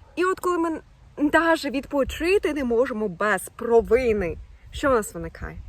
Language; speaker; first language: Ukrainian; non-native, local second language; Russian